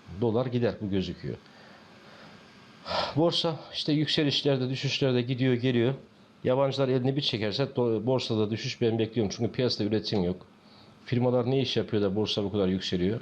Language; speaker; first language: Turkish; native; Turkish